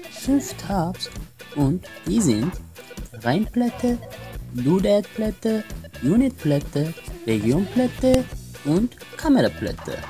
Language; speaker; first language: German; non-native, learner; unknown